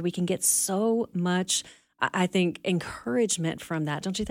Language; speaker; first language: English; native; English